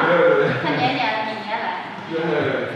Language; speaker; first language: Chinese; native; Chinese